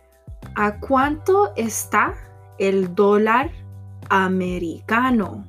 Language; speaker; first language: Spanish; non-native, fluent; English